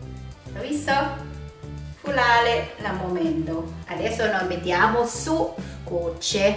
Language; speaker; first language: Italian; non-native, learner; Thai